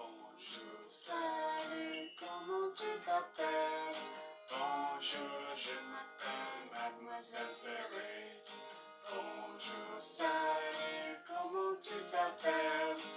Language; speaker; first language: French; non-native, fluent; English